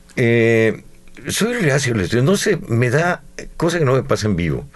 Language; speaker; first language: Spanish; native; Spanish